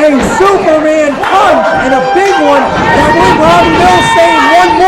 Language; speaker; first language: English; native; English